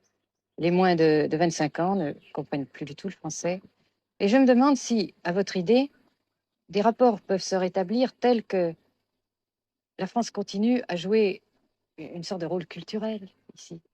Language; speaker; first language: French; native; French